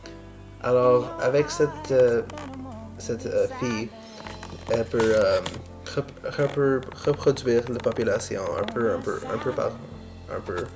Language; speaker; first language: French; non-native, learner; English